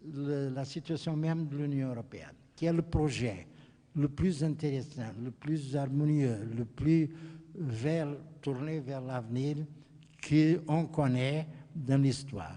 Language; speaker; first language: French; non-native, fluent; Portuguese